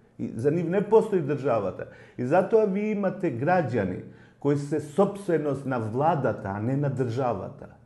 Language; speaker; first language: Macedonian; non-native, local second language; Albanian